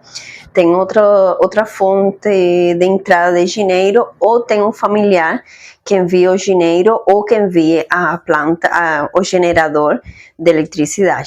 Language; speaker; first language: Portuguese; non-native, fluent; Spanish